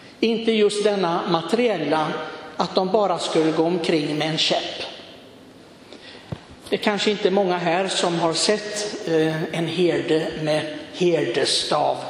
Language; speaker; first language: Swedish; non-native, fluent; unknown